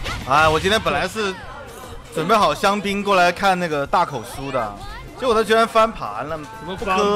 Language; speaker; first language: Chinese; native; Chinese